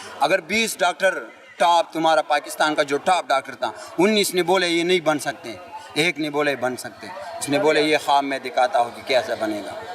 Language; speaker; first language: Urdu; non-native, local second language; Pashto